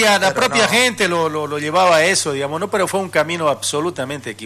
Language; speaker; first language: Spanish; native; Spanish